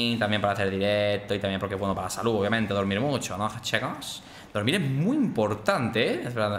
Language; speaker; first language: Spanish; native; Spanish